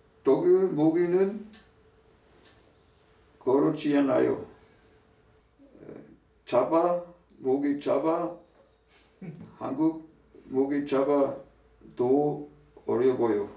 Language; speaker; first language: Korean; non-native, learner; German